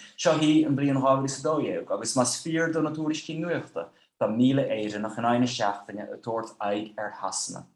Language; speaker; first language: Irish; non-native, fluent; Dutch